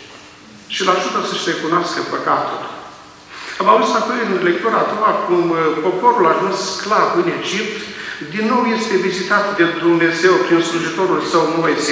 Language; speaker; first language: Romanian; native; Romanian